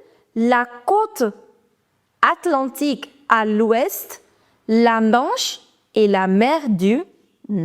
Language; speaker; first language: French; non-native, fluent; Hindi